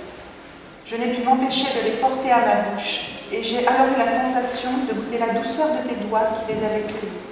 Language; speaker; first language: French; native; French